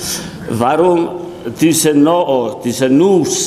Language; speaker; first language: German; non-native, fluent; Polish